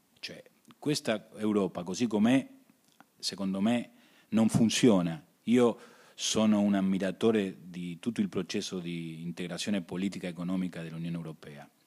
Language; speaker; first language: Italian; early bilingual, heritage; Spanish